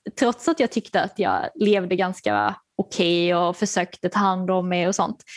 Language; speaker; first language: Swedish; native; Swedish